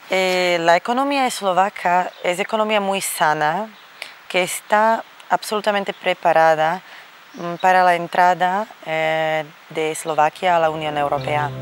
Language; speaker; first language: Spanish; non-native, fluent; Slovak